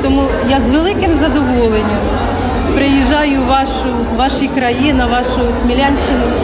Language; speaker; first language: Ukrainian; native; Ukrainian